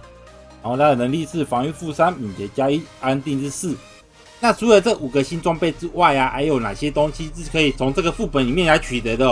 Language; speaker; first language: Chinese; native; Chinese